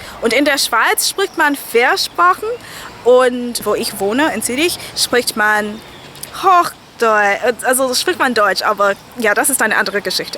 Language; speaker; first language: German; non-native, fluent; English